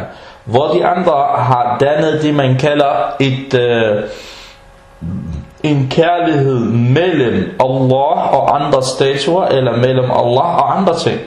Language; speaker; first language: Danish; early bilingual, other home language; Arabic